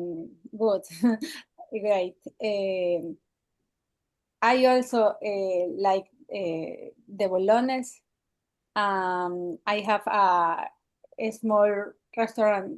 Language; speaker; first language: English; non-native, learner; Spanish